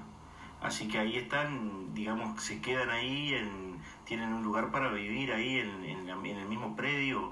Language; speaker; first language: Spanish; native; Spanish